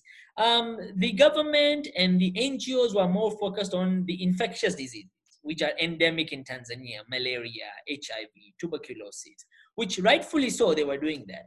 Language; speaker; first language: English; non-native, local second language; Gujarati